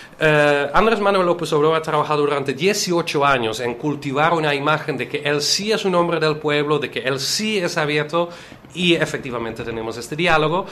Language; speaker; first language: Spanish; non-native, fluent; Dutch